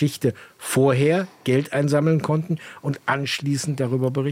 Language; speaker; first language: German; native; German